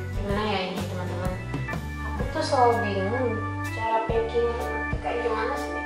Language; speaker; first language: Indonesian; native; Indonesian